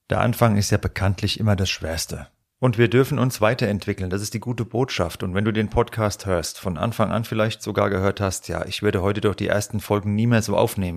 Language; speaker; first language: German; native; German